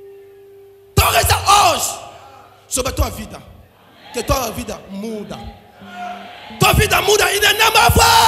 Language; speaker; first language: Portuguese; non-native, learner; Lingala